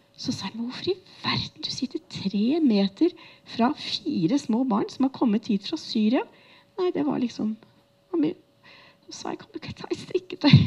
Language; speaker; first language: Norwegian; native; Norwegian